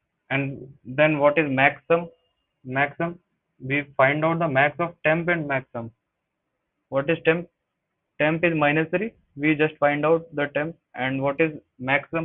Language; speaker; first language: English; non-native, local second language; Hindi